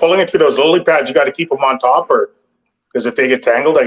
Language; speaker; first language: English; native; English